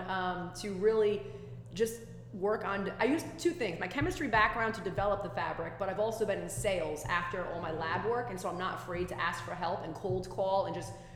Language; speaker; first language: English; native; English